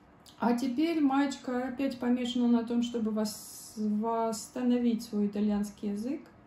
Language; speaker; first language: Russian; native; Russian